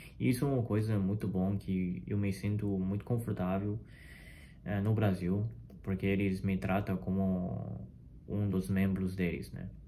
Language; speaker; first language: Portuguese; non-native, fluent; Chinese